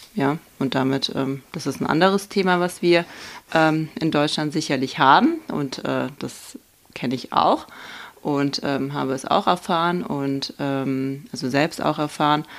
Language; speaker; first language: German; early bilingual, other home language; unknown